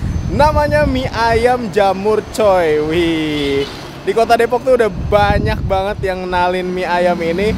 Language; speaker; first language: Indonesian; native; Indonesian